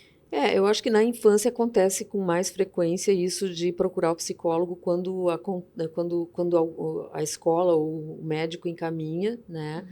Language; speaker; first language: Portuguese; native; Portuguese